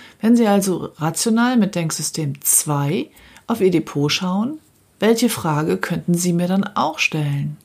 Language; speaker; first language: German; native; German